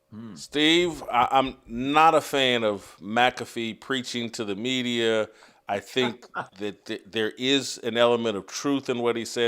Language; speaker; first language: English; native; English